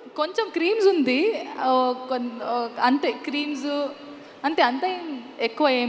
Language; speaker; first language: Telugu; non-native, learner; Kannada